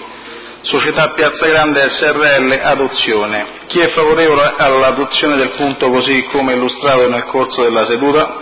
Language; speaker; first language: Italian; native; Italian